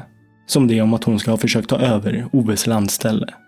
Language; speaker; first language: Swedish; native; Swedish